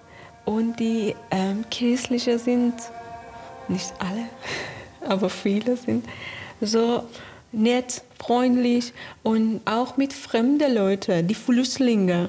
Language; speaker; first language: German; non-native, learner; Persian